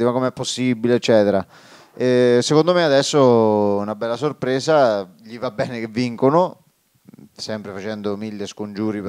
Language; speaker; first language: Italian; native; Italian